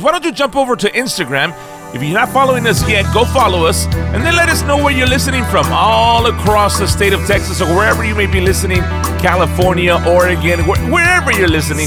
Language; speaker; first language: English; early bilingual, other home language; Spanish